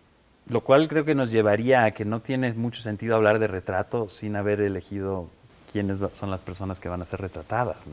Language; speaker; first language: Spanish; native; Spanish